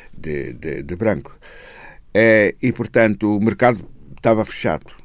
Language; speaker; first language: Portuguese; native; Portuguese